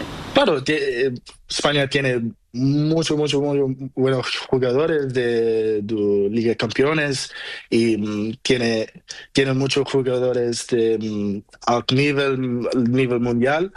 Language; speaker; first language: Spanish; non-native, learner; Portuguese